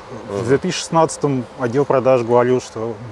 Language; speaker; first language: Russian; native; Russian